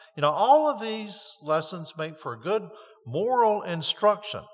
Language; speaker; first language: English; native; English